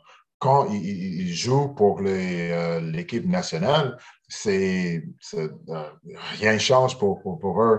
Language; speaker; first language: French; early bilingual, heritage; English